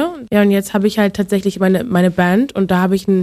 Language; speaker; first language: German; native; German